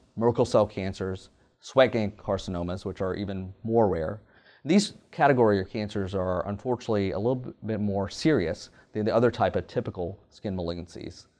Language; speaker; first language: English; native; English